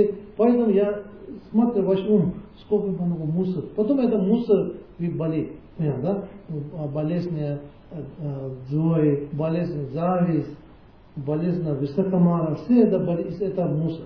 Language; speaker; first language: Russian; non-native, learner; Tibetan